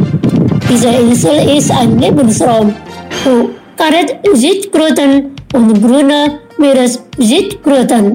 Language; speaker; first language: German; non-native, fluent; Indonesian